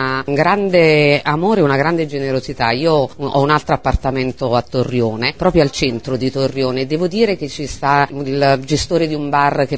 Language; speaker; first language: Italian; native; Italian